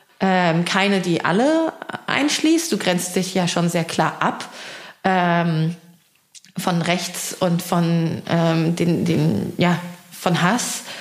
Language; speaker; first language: German; early bilingual, other home language; Persian